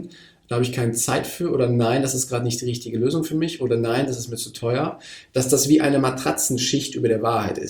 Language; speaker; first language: German; native; German